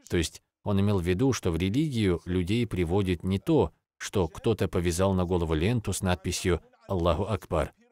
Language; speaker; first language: Russian; non-native, local second language; Avaric